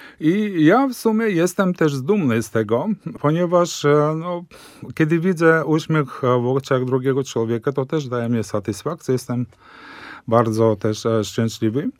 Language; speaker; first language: Polish; early bilingual, heritage; Polish